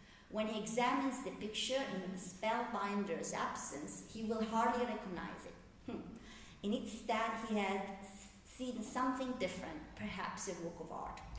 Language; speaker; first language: English; non-native, fluent; Italian